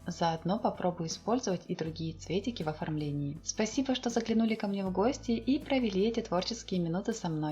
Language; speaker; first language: Russian; native; Russian